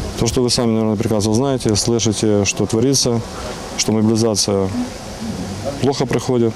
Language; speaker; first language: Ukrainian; non-native, local second language; Russian